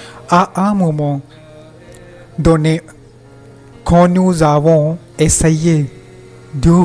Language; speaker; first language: French; non-native, learner; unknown